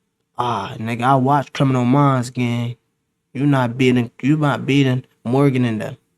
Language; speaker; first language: English; native; English